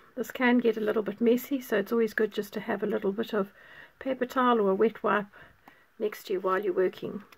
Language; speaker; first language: English; native; English